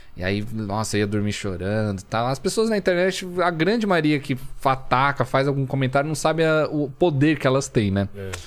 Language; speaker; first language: Portuguese; early bilingual, other home language; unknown